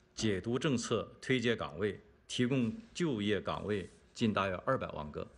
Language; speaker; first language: Chinese; native; Chinese